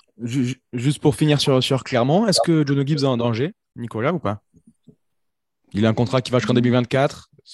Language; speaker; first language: French; native; French